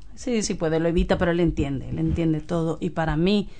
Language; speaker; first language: Spanish; native; Spanish